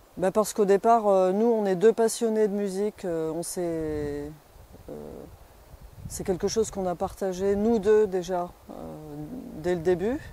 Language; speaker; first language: French; native; French